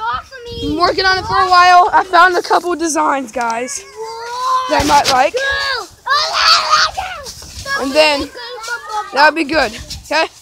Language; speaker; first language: English; native; English